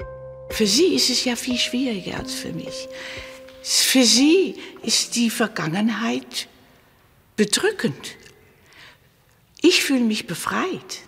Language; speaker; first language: German; early bilingual, heritage; German